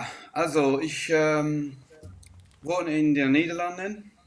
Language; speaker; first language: German; early bilingual, heritage; Dutch